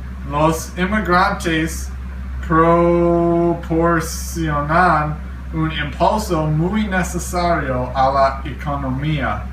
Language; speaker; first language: Spanish; non-native, learner; English